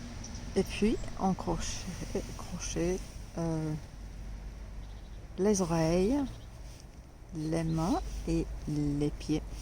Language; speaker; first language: French; non-native, fluent; Finnish